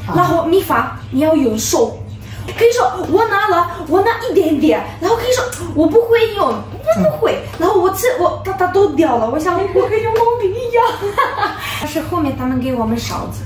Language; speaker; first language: Chinese; non-native, fluent; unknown